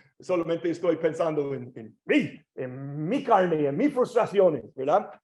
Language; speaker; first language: Spanish; non-native, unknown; English